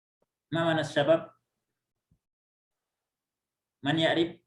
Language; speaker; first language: Arabic; non-native, fluent; Indonesian